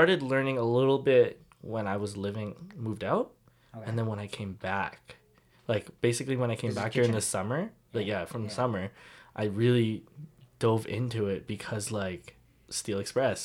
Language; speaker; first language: English; native; English